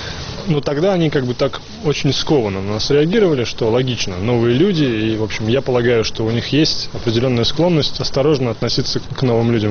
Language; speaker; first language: Russian; native; Russian